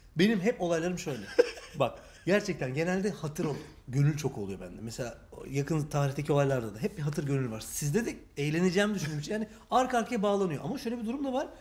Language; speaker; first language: Turkish; native; Turkish